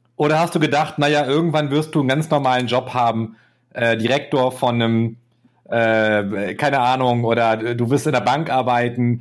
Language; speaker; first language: German; native; German